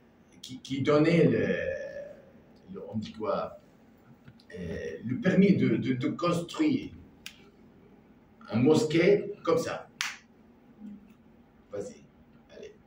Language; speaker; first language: French; non-native, learner; Arabic